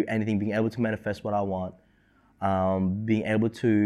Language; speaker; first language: English; early bilingual, other home language; Indonesian